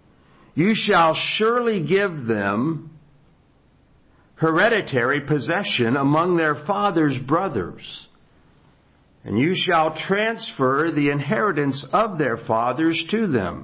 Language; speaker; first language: English; native; English